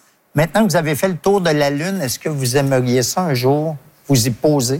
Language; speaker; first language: French; native; French